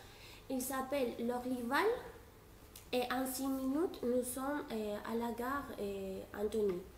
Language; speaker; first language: French; non-native, fluent; Spanish